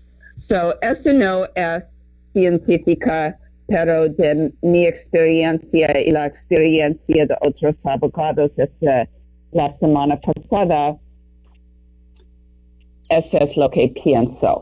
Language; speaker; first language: Spanish; non-native, fluent; English